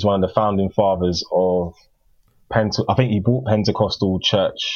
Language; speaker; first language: English; native; English